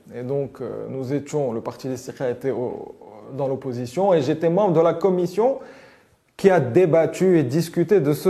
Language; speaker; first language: French; non-native, local second language; Arabic